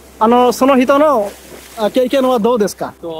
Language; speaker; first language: Japanese; non-native, learner; Bangla